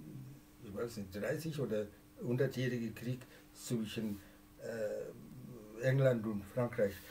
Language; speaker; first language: German; non-native, fluent; Persian